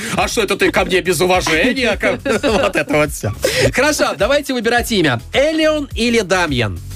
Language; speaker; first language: Russian; native; Russian